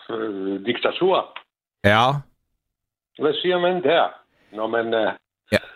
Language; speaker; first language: Danish; non-native, fluent; Czech